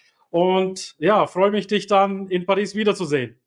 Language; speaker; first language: German; native; German